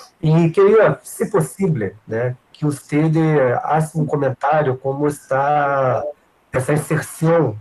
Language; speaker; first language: Spanish; non-native, learner; Portuguese